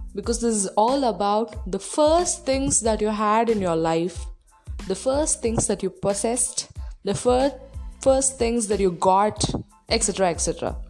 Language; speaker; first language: English; non-native, local second language; Tamil